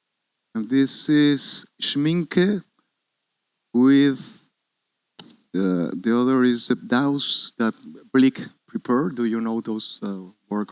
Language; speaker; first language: English; non-native, learner; Spanish